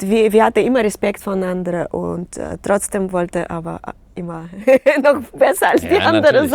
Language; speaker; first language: German; non-native, learner; Russian